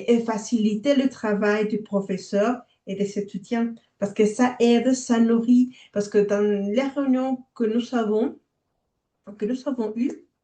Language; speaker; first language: French; non-native, fluent; Spanish